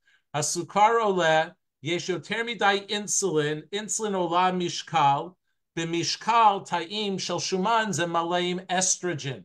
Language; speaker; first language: Hebrew; non-native, fluent; English